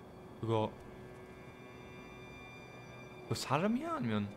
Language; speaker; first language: Korean; non-native, fluent; German